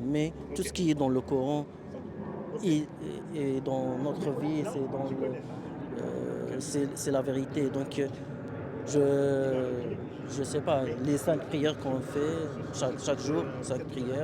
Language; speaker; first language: French; non-native, learner; Arabic